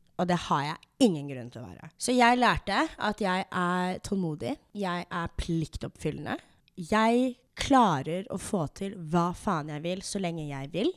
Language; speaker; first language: Norwegian; early bilingual, other home language; English